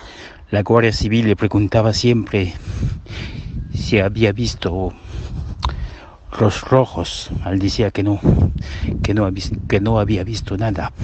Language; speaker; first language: Spanish; early bilingual, heritage; Spanish